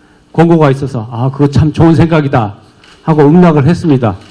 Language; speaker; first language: Korean; native; Korean